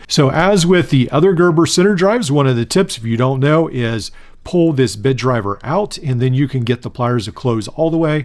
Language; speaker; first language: English; native; English